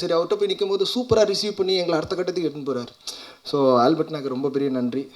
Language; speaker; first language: Tamil; native; Tamil